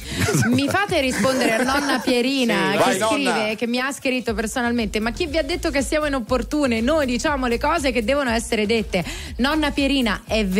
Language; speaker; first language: Italian; native; Italian